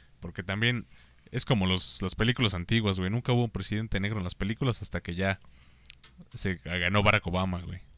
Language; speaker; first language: Spanish; native; Spanish